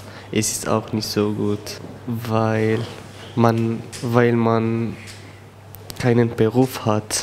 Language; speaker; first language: German; non-native, learner; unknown